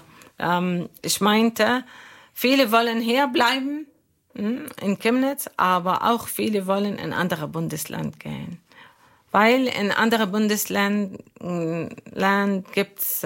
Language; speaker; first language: German; non-native, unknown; Arabic